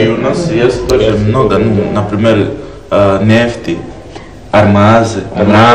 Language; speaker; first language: Russian; non-native, learner; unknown